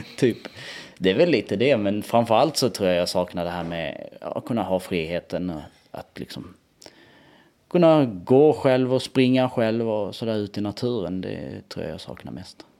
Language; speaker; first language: Swedish; early bilingual, other home language; Albanian